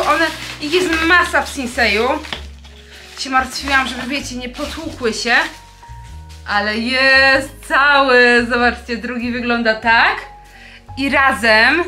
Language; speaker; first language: Polish; native; Polish